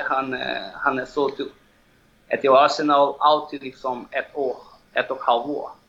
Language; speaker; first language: Swedish; non-native, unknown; Portuguese